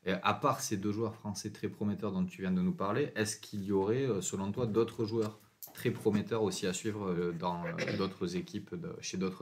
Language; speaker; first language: French; native; French